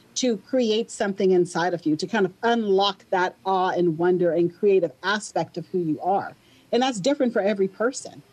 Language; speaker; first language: English; native; English